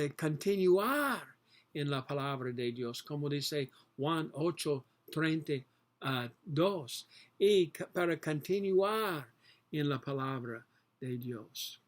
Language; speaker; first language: Spanish; non-native, learner; English